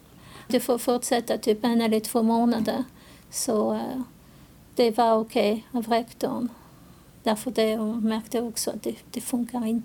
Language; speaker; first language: Swedish; non-native, fluent; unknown